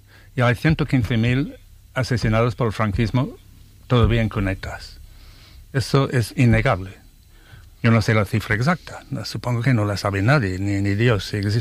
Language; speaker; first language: Spanish; non-native, fluent; English